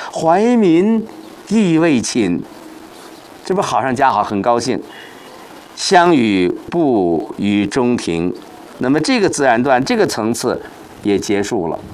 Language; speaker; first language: Chinese; native; Chinese